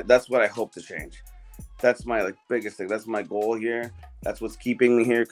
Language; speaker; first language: English; native; English